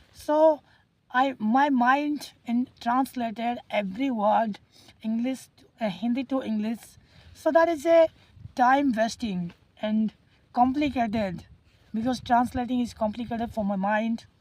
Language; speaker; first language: English; non-native, learner; Hindi